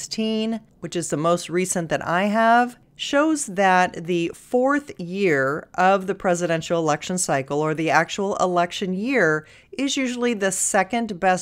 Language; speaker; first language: English; native; English